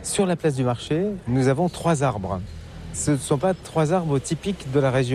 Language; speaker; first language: French; native; French